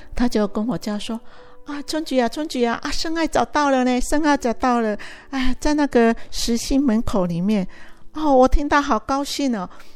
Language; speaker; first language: Chinese; native; Chinese